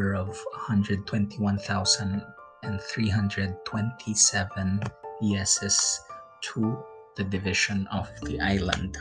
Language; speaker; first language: English; non-native, local second language; Filipino